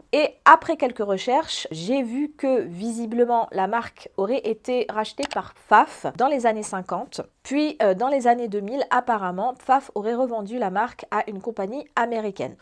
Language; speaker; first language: French; native; French